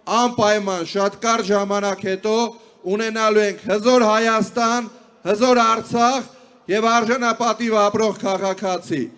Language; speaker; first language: Armenian; native; Armenian